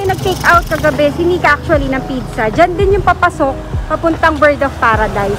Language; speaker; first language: Filipino; native; Filipino